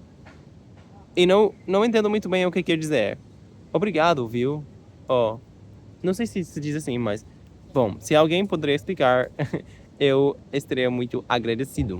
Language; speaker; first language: Portuguese; non-native, learner; English